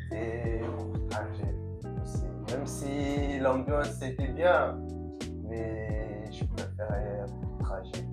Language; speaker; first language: French; non-native, local second language; Comorian